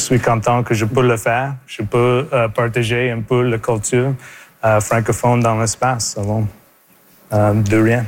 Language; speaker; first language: French; non-native, local second language; English